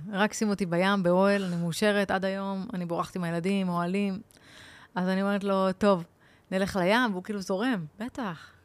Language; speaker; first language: Hebrew; native; Hebrew